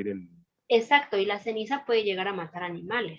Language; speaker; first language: Spanish; native; Spanish